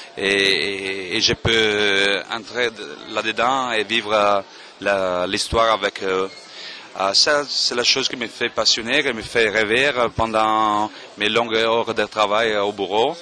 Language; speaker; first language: French; non-native, fluent; Italian